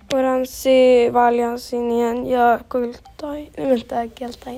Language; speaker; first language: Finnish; non-native, learner; Swedish